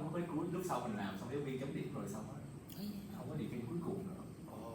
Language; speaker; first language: Vietnamese; native; Vietnamese